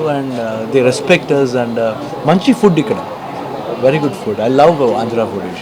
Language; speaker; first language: Telugu; non-native, learner; Kannada